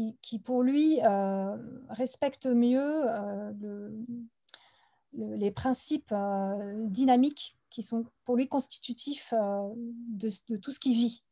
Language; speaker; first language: French; native; French